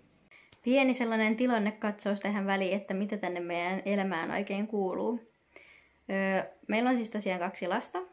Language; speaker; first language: Finnish; native; Finnish